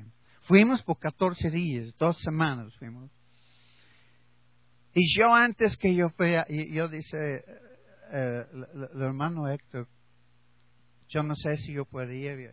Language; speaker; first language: Spanish; non-native, learner; English